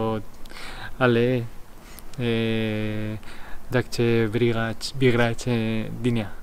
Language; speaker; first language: Polish; non-native, learner; Spanish